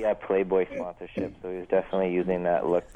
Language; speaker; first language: English; native; English